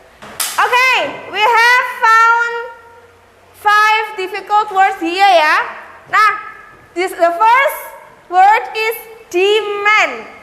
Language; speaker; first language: English; non-native, learner; Indonesian